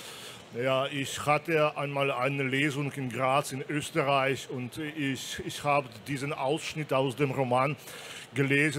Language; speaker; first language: German; non-native, fluent; Belarusian